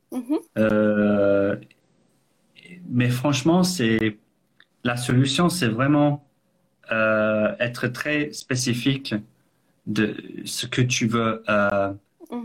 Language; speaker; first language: French; non-native, fluent; English